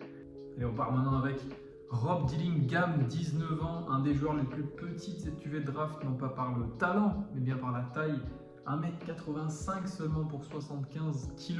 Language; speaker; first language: French; native; French